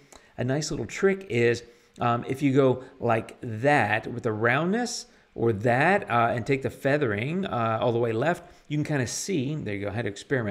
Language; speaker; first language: English; native; English